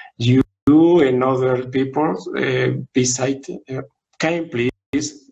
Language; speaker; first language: English; non-native, learner; Spanish